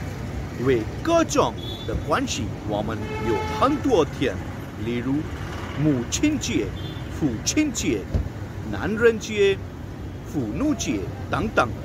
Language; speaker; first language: Chinese; non-native, learner; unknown